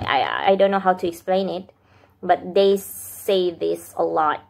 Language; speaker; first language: English; non-native, fluent; Indonesian